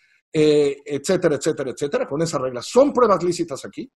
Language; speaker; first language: Spanish; native; Spanish